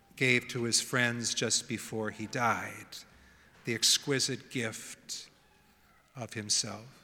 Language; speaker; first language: English; native; English